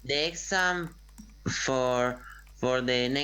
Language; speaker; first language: English; non-native, learner; Spanish